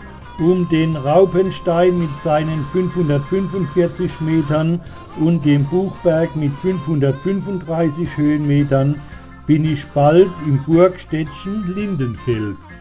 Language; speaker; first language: German; native; German